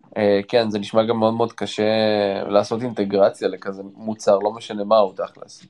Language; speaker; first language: Hebrew; native; Hebrew